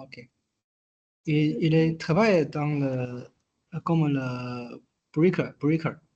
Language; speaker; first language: French; non-native, learner; Chinese